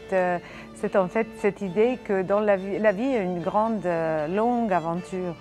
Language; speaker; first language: French; non-native, fluent; Serbian